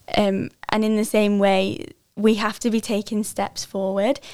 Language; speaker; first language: English; native; English